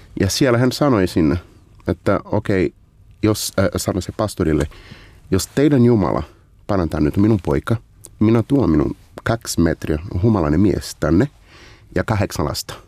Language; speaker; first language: Finnish; non-native, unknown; Portuguese